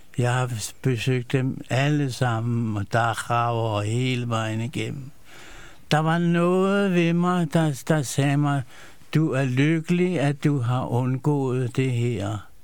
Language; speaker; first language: Danish; early bilingual, other home language; Yiddish